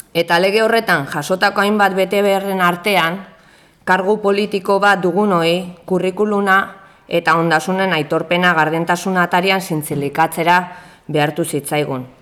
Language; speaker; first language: Basque; native; Basque